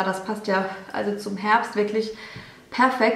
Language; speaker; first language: German; native; German